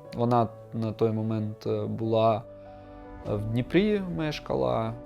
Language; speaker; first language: Ukrainian; native; Ukrainian